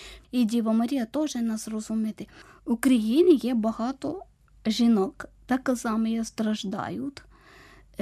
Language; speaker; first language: Ukrainian; non-native, learner; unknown